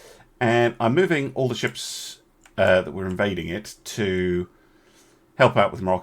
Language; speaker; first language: English; native; English